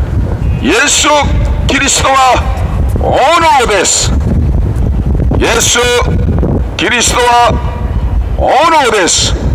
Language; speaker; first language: Japanese; non-native, learner; Korean